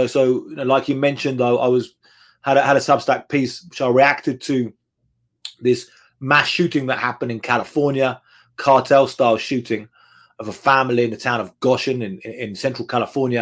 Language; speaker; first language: English; native; English